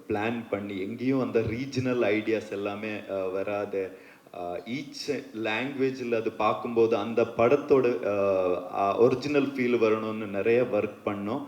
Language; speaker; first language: Tamil; non-native, learner; Kannada